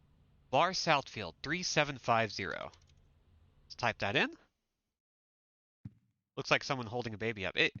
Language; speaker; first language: English; native; English